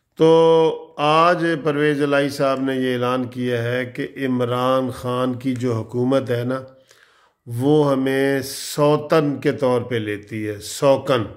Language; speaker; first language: Urdu; native; Urdu